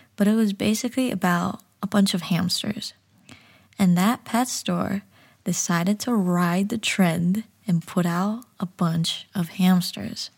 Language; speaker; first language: English; early bilingual, other home language; Chinese